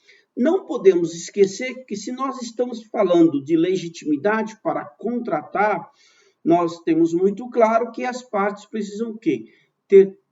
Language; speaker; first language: Portuguese; native; Portuguese